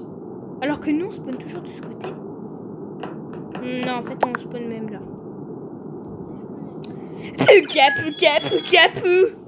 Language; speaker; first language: French; native; French